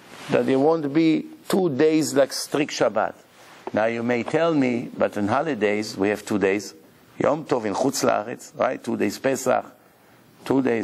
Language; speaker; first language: English; non-native, fluent; Hebrew